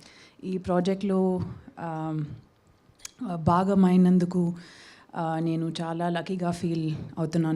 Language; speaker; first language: Telugu; non-native, learner; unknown